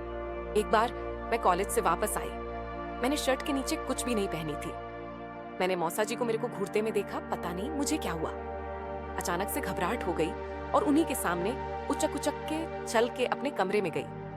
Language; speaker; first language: Hindi; native; Hindi